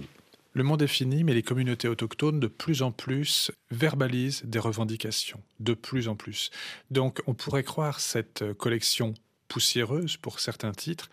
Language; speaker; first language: French; native; French